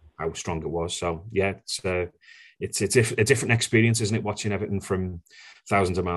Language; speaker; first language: English; native; English